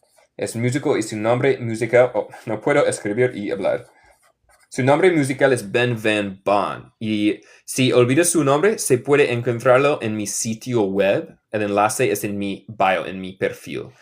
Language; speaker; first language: Spanish; non-native, fluent; English